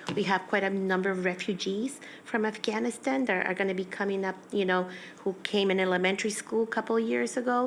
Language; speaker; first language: English; early bilingual, other home language; Spanish